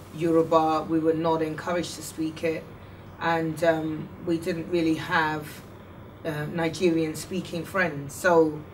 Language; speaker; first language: English; native; English